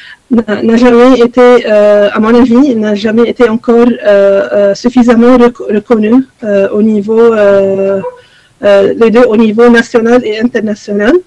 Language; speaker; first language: French; non-native, fluent; Arabic